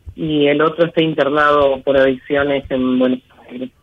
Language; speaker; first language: Spanish; native; Spanish